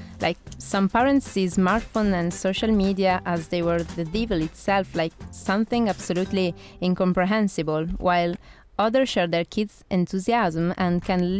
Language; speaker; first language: English; non-native, fluent; Italian